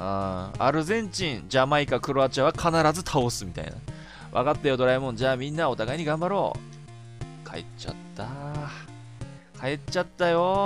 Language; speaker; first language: Japanese; native; Japanese